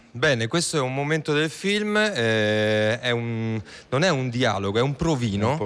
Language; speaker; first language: Italian; native; Italian